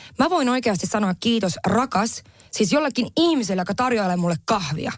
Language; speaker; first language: Finnish; native; Finnish